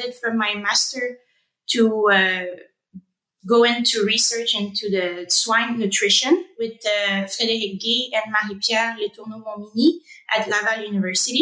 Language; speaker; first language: English; non-native, fluent; French